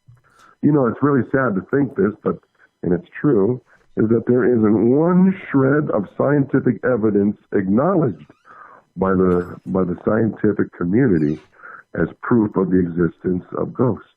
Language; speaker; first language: English; native; English